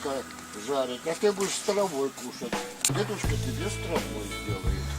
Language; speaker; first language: Russian; native; Russian